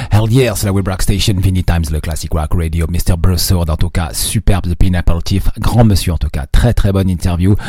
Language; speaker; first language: French; native; French